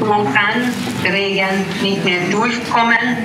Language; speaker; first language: German; non-native, learner; Hungarian